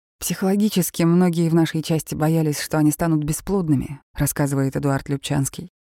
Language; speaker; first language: Russian; native; Russian